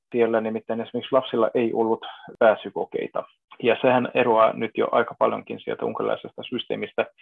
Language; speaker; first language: Finnish; non-native, fluent; Hungarian